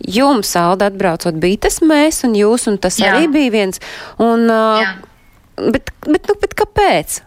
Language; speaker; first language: Latvian; native; Latvian